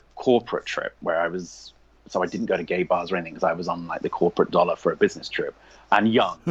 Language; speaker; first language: English; native; English